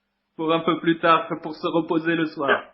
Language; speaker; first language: French; native; French